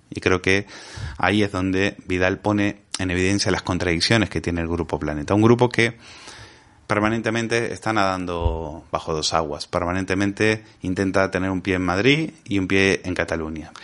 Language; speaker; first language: Spanish; native; Spanish